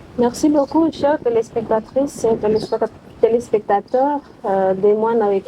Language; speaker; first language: French; non-native, local second language; Swahili